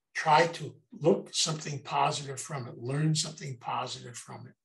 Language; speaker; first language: English; native; English